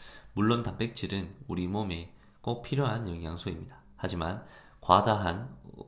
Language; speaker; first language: Korean; native; Korean